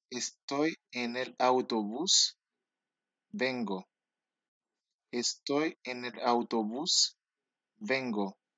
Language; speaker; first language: Spanish; non-native, learner; Haitian Creole